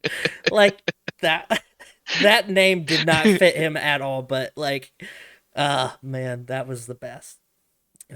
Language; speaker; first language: English; native; English